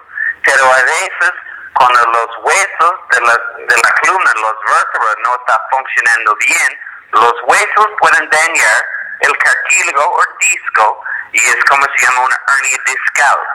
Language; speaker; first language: Spanish; non-native, fluent; English